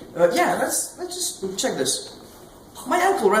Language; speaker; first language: English; non-native, fluent; Albanian